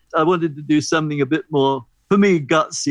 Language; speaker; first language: English; native; English